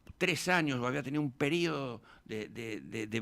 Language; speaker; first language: Spanish; native; Spanish